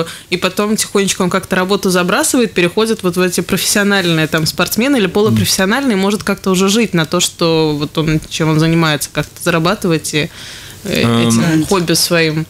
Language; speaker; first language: Russian; native; Russian